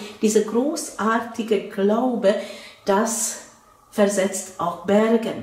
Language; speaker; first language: German; non-native, fluent; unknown